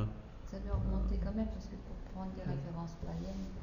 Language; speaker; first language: French; native; French